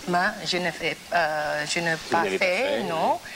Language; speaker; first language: French; non-native, learner; English